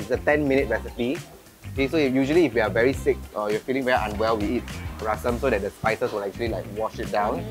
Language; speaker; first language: English; non-native, local second language; Tamil